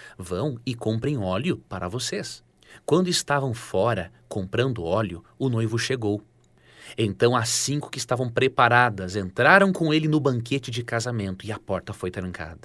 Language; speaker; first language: Portuguese; native; Portuguese